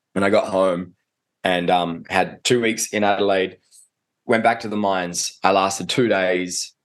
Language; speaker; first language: English; native; English